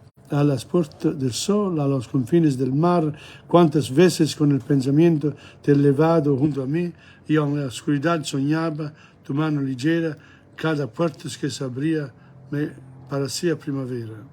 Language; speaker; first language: Spanish; non-native, learner; English